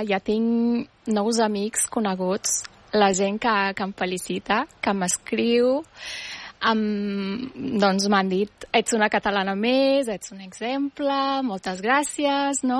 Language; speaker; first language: Catalan; non-native, fluent; Turkish